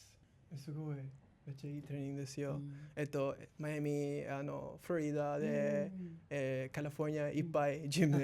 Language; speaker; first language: Japanese; non-native, learner; English